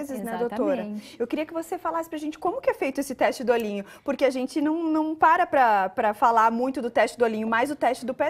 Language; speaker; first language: Portuguese; native; Portuguese